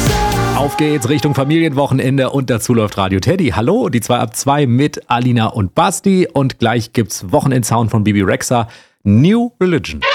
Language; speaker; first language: German; native; German